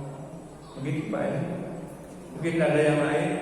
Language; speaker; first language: Indonesian; native; Indonesian